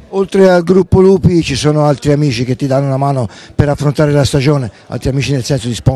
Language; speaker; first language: Italian; native; Italian